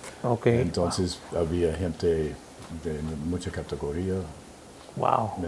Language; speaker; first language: Spanish; non-native, fluent; English